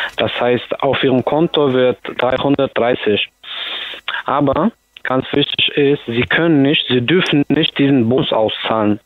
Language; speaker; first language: German; non-native, fluent; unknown